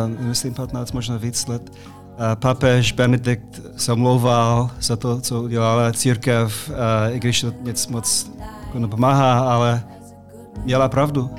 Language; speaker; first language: Czech; non-native, fluent; English